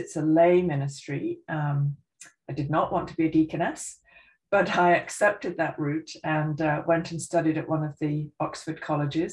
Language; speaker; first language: English; native; English